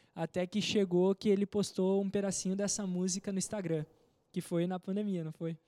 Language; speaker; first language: Portuguese; native; Portuguese